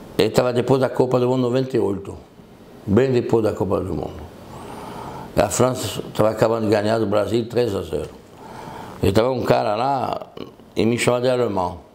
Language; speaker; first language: Portuguese; non-native, fluent; French